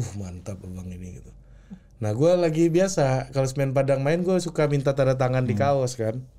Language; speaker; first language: Indonesian; non-native, local second language; Minangkabau